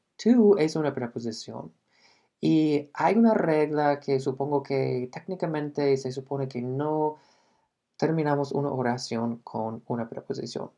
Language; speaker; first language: Spanish; non-native, fluent; English